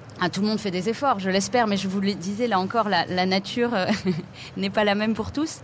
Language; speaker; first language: French; native; French